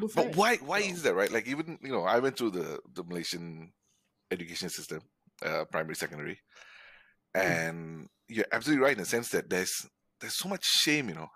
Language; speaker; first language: English; non-native, local second language; Tamil